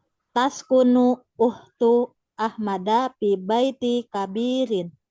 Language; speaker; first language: Arabic; non-native, learner; Indonesian